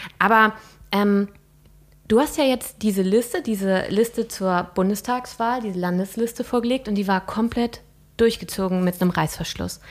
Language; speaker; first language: German; native; German